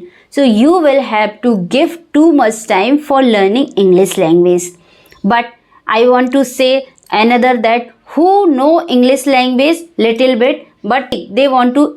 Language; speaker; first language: English; non-native, learner; Hindi